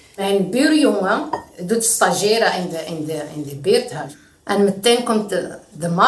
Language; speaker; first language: Dutch; non-native, learner; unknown